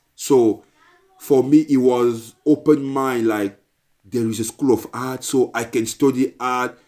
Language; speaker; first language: English; non-native, local second language; Basaa